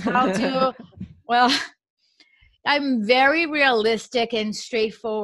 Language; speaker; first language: English; non-native, fluent; Portuguese